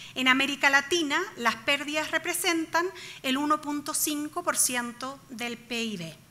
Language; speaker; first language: Spanish; native; Spanish